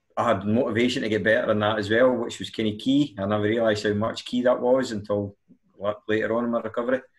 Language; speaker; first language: English; native; English